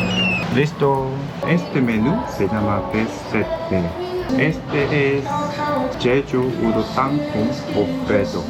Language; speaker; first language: Spanish; non-native, fluent; Korean